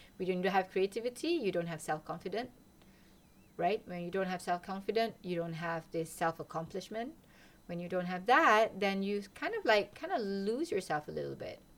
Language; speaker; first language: English; non-native, local second language; Malay